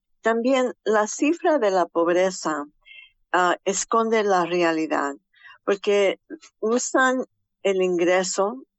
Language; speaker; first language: Spanish; early bilingual, heritage; Spanish